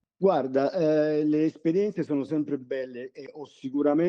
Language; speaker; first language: Italian; native; Italian